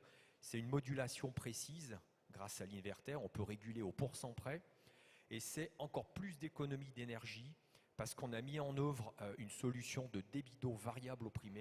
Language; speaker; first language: French; native; French